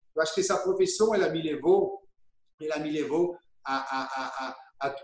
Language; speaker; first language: Portuguese; non-native, fluent; French